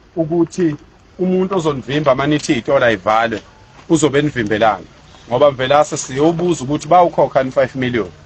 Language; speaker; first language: Zulu; native; Zulu